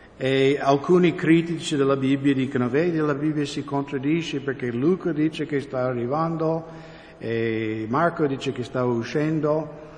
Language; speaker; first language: Italian; non-native, fluent; English